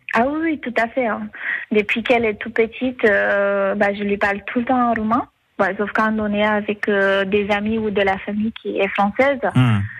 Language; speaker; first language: French; non-native, fluent; Romanian